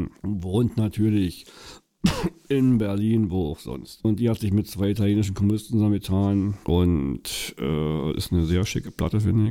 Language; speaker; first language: German; native; German